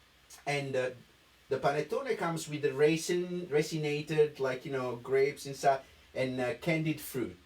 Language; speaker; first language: English; non-native, fluent; Italian